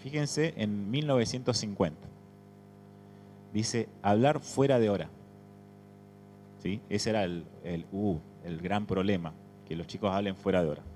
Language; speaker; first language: Spanish; native; Spanish